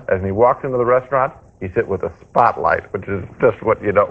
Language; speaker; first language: English; native; English